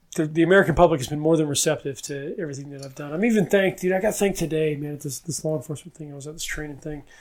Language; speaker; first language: English; native; English